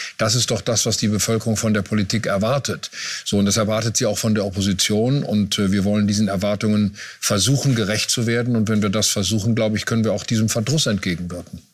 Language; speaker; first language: German; native; German